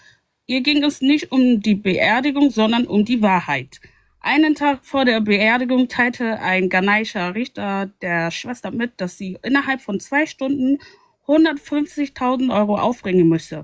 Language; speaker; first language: German; native; German